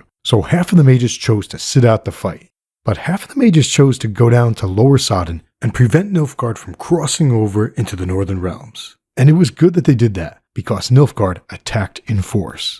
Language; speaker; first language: English; native; English